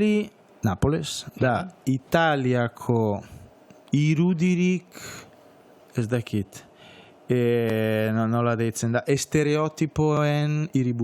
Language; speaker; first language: Basque; non-native, fluent; Italian